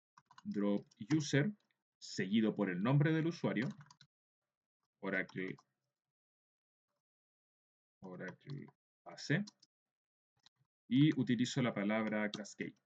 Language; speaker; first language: Spanish; native; Spanish